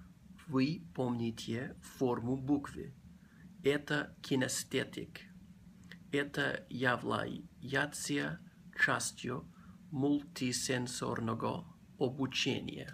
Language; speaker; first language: Russian; non-native, learner; English